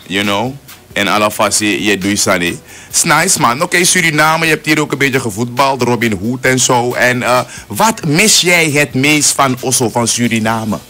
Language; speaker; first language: Dutch; native; Dutch